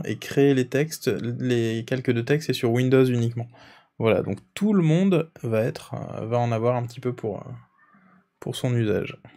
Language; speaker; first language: French; native; French